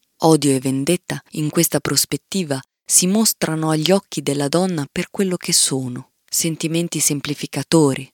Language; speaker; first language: Italian; native; Italian